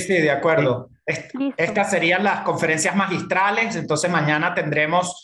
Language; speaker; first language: Spanish; native; Spanish